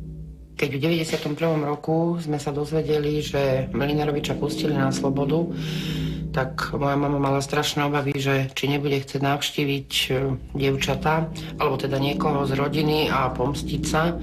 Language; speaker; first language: Slovak; native; Slovak